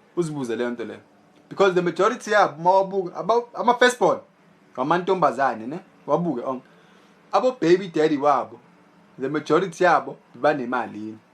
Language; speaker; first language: Zulu; native; Zulu